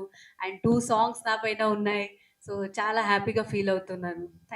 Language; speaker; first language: Telugu; non-native, local second language; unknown